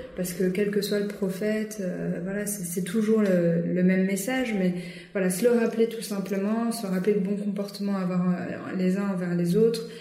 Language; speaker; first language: French; native; French